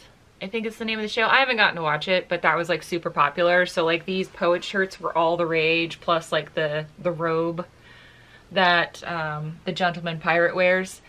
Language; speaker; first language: English; native; English